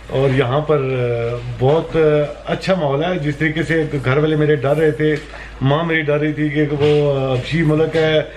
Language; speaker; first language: Urdu; non-native, local second language; Punjabi